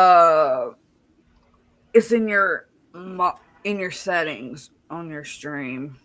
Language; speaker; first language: English; native; English